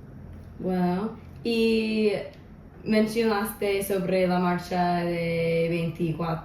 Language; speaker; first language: Spanish; non-native, local second language; English